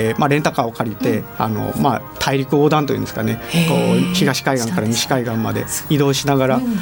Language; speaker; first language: Japanese; native; Japanese